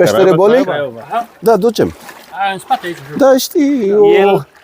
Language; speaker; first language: Romanian; non-native, learner; Bangla